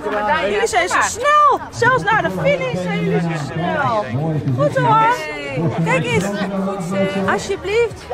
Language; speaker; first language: Dutch; native; Dutch